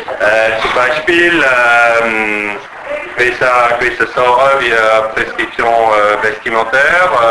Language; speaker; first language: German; non-native, learner; French